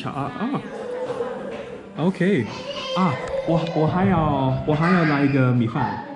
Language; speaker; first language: Chinese; non-native, learner; English